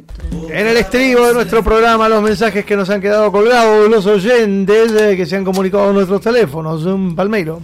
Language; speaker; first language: Spanish; native; Spanish